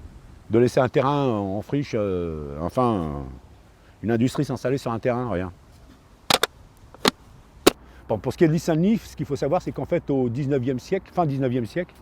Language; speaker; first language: French; native; French